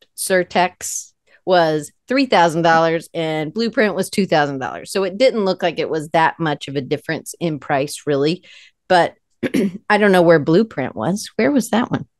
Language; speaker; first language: English; native; English